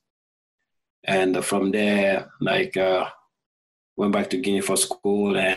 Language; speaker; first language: English; non-native, fluent; French